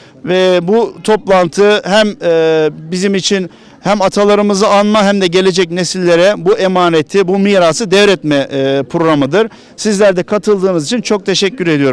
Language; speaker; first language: Turkish; native; Turkish